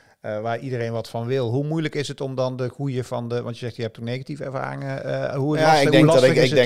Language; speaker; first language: Dutch; native; Dutch